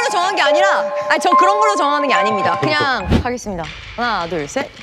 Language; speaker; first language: Korean; native; Korean